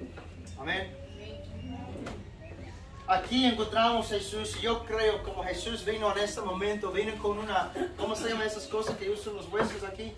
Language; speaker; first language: Spanish; non-native, fluent; English